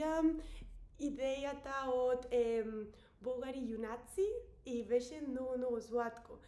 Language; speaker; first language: Bulgarian; non-native, learner; Spanish